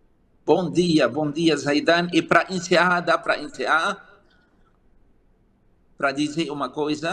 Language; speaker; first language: Portuguese; non-native, fluent; Arabic